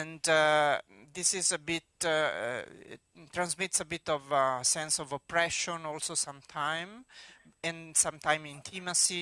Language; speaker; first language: English; non-native, fluent; Italian